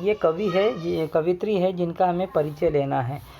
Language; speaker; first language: Hindi; non-native, local second language; Marathi